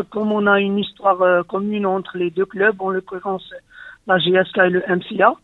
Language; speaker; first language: French; non-native, local second language; Arabic